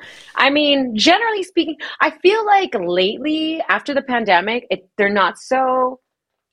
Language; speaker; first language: English; native; English